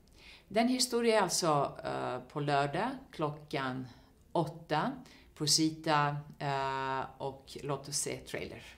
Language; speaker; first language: Swedish; non-native, fluent; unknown